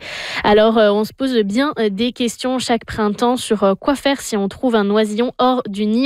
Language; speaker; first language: French; native; French